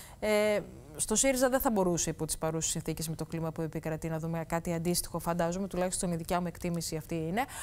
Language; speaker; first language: Greek; native; Greek